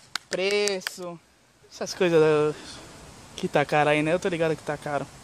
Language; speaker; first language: Portuguese; native; Portuguese